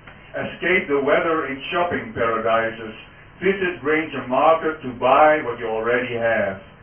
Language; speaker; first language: English; non-native, fluent; Dutch